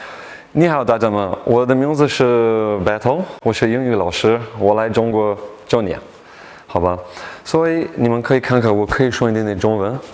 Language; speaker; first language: Chinese; non-native, learner; English